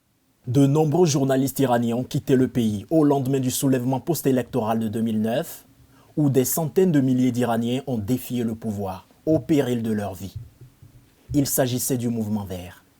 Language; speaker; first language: French; native; French